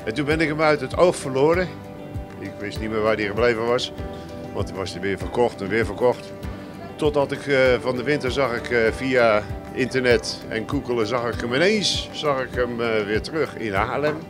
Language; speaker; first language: Dutch; native; Dutch